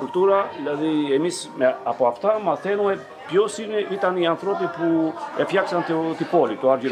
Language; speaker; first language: Greek; non-native, learner; Albanian